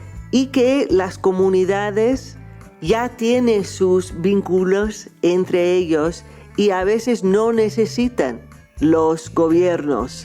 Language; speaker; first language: Spanish; non-native, fluent; English